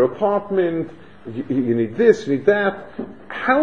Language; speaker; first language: English; native; English